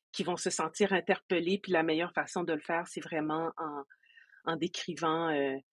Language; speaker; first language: French; native; French